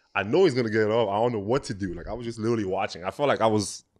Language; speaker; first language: English; non-native, local second language; French